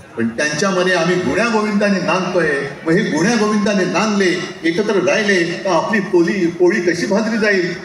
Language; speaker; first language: Marathi; native; Marathi